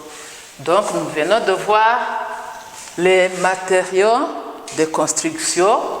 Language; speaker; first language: French; non-native, local second language; Kinyarwanda